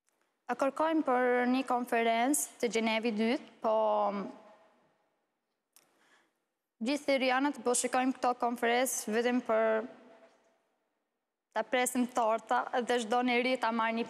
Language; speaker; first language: Albanian; non-native, learner; Arabic